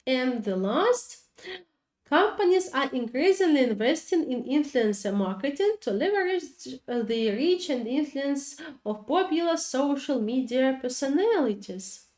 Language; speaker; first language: English; non-native, fluent; Ukrainian